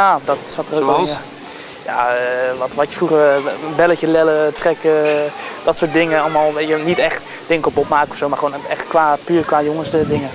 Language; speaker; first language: Dutch; native; Dutch